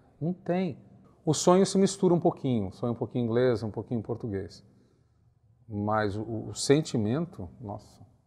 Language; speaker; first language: Portuguese; native; Portuguese